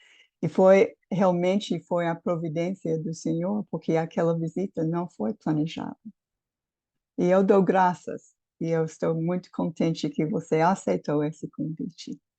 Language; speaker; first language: Portuguese; non-native, fluent; English